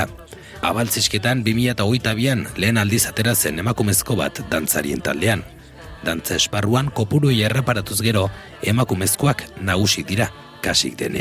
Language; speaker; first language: Basque; native; Basque